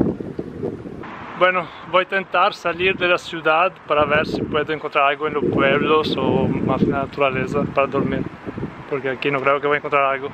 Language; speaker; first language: Spanish; non-native, fluent; Italian